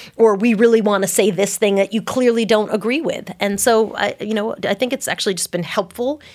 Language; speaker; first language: English; native; English